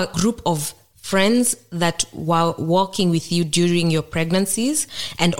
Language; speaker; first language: English; non-native, local second language; Kikuyu